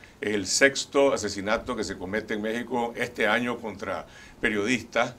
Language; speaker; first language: Spanish; native; Spanish